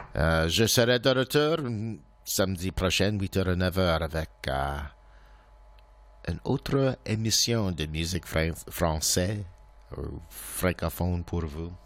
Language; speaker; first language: French; non-native, local second language; English